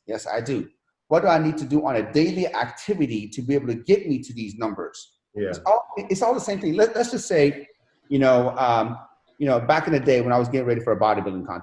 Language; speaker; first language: English; non-native, fluent; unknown